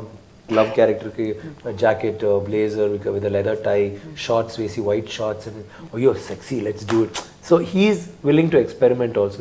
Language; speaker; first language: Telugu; non-native, learner; Tamil